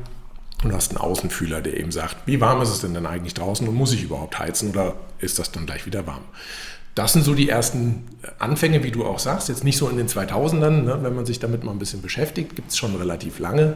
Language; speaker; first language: German; native; German